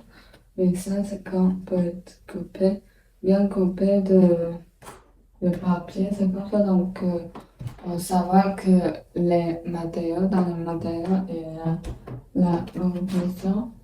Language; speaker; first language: French; non-native, learner; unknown